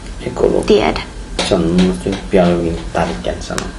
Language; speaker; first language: Finnish; non-native, learner; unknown